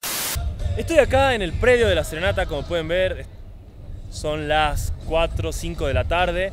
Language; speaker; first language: Spanish; native; Spanish